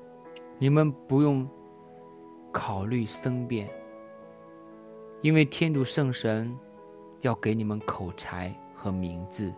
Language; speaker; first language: Chinese; native; Chinese